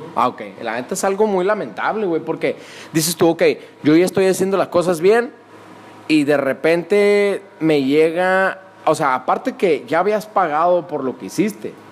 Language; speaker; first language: Spanish; native; Spanish